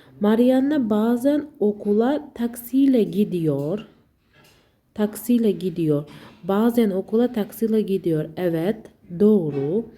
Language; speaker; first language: Turkish; non-native, learner; Uzbek